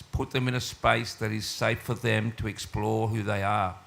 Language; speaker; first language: English; native; English